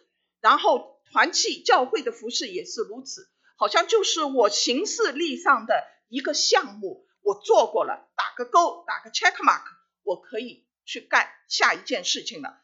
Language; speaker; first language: Chinese; native; Chinese